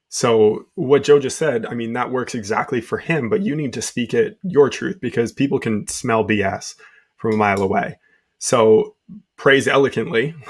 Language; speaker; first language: English; native; English